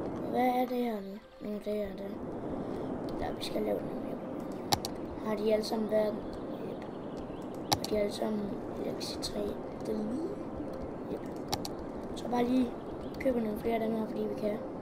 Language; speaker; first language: Danish; native; Danish